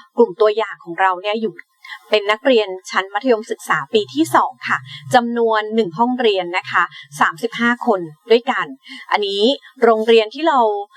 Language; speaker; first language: Thai; native; Thai